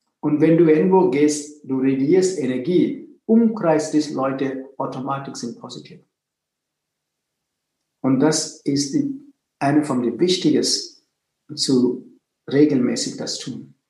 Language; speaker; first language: German; non-native, fluent; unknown